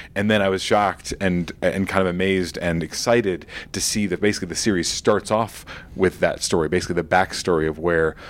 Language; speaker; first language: English; native; English